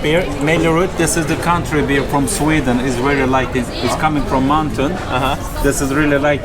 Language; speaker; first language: English; non-native, learner; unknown